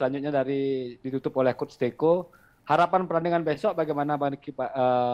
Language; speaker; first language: Indonesian; native; Indonesian